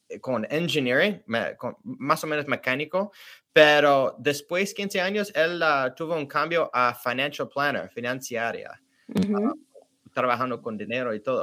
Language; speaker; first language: Spanish; early bilingual, heritage; English